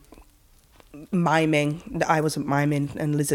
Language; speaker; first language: English; native; English